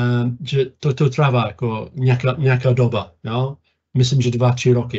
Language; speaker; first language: Czech; non-native, fluent; English